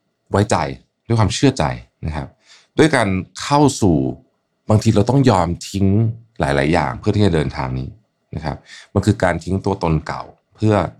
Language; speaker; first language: Thai; native; Thai